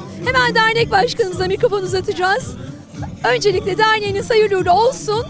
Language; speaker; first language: Turkish; native; Turkish